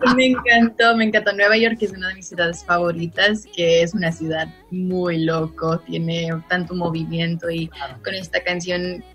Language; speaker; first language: Spanish; early bilingual, heritage; Spanish